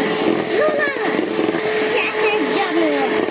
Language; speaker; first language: Russian; non-native, learner; Tajik